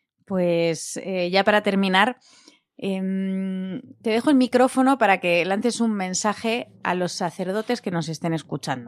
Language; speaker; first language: Spanish; native; Spanish